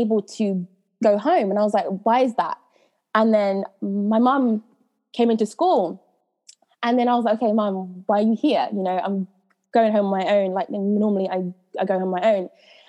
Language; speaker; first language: English; native; English